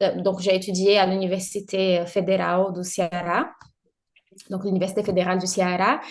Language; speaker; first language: French; non-native, fluent; Portuguese